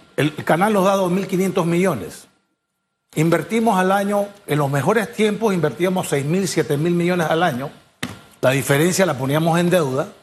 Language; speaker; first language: Spanish; native; Spanish